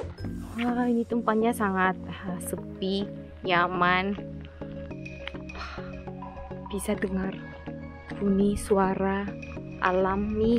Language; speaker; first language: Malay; non-native, fluent; Korean